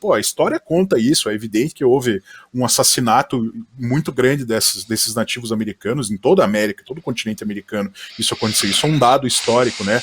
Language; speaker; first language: Portuguese; native; Portuguese